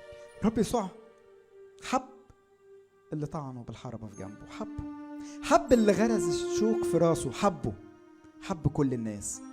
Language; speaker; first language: Arabic; native; Arabic